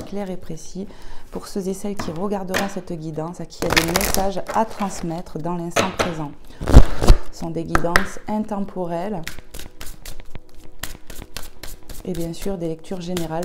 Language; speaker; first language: French; native; French